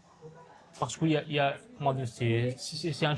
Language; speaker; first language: French; non-native, learner; Kurdish